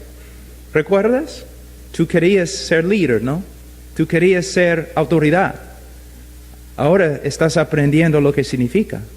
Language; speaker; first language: Spanish; non-native, fluent; English